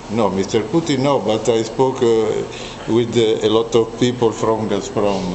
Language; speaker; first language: English; non-native, learner; Italian